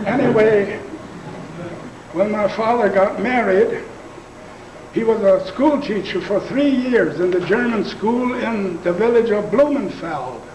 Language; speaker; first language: English; non-native, local second language; Plautdietsch